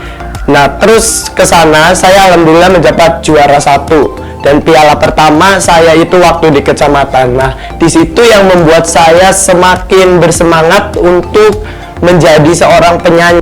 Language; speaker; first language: Indonesian; non-native, local second language; Javanese